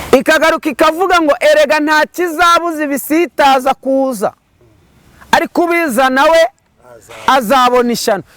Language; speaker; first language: Kinyarwanda; native; Kinyarwanda